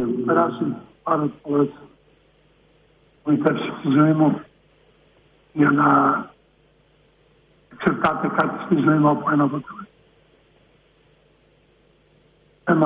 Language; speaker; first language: Greek; non-native, fluent; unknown